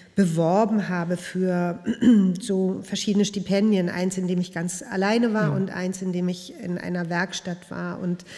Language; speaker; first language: German; native; German